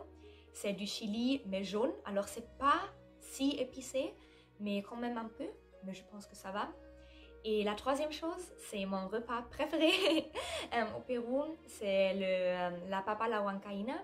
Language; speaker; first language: French; non-native, fluent; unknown